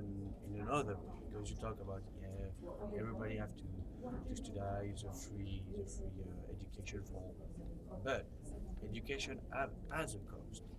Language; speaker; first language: English; non-native, learner; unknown